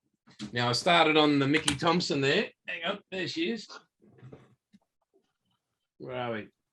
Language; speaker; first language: English; native; English